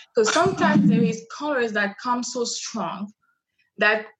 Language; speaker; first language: English; non-native, fluent; French